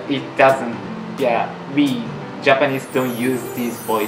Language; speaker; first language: English; non-native, learner; Japanese